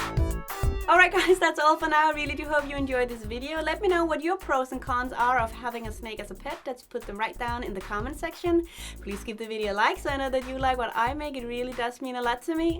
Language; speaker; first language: English; non-native, fluent; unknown